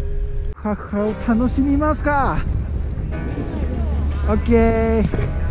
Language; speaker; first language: Japanese; native; Japanese